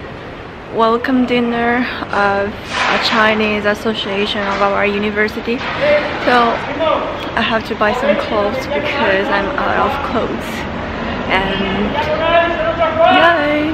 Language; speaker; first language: English; non-native, fluent; Chinese